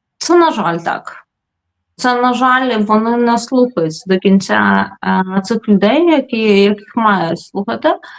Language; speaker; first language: Ukrainian; non-native, fluent; Lithuanian